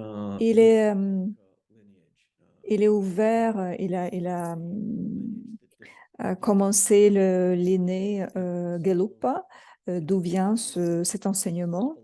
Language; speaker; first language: French; non-native, fluent; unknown